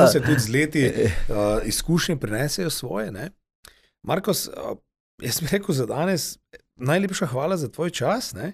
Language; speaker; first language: Slovenian; native; Slovenian